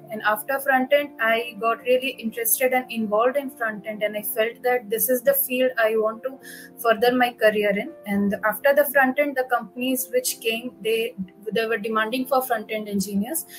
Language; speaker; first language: English; non-native, local second language; Odia